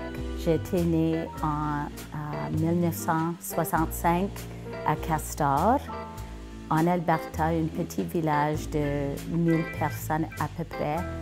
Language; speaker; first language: French; non-native, local second language; English